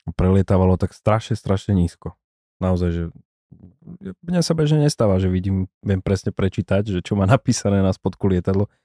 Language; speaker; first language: Slovak; native; Slovak